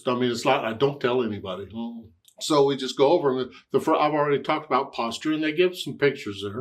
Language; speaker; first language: English; native; English